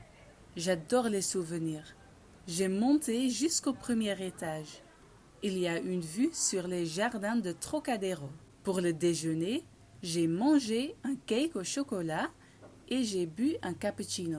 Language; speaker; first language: French; non-native, learner; Dutch